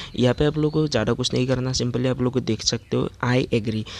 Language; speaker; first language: Hindi; non-native, local second language; Assamese